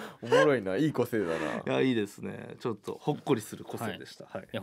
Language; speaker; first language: Japanese; native; Japanese